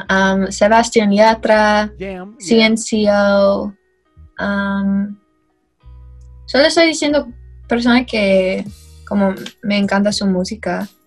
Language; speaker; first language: Spanish; non-native, learner; English